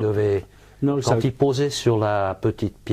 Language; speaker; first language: French; non-native, fluent; English